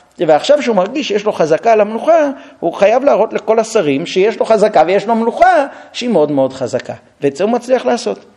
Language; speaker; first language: Hebrew; non-native, fluent; English